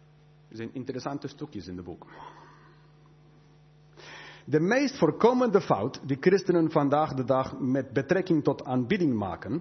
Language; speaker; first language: Dutch; non-native, fluent; English